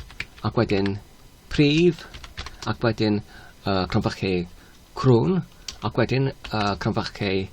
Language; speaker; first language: Welsh; non-native, fluent; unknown